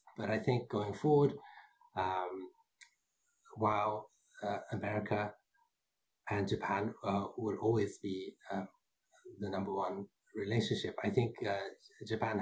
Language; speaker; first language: English; native; English